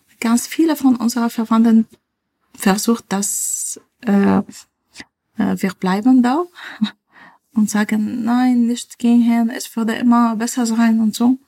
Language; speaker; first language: German; non-native, learner; Arabic